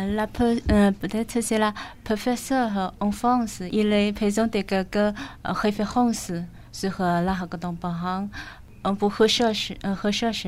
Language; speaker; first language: French; non-native, learner; Chinese